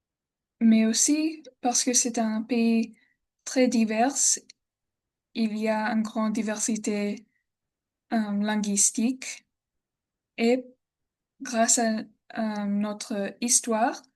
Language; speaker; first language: French; non-native, learner; English